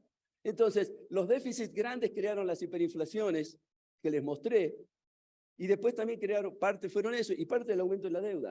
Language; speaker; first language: Spanish; native; Spanish